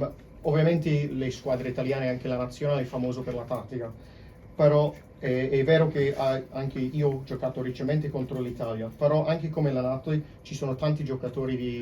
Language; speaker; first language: Italian; non-native, fluent; English